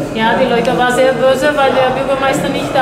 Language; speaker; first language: German; non-native, fluent; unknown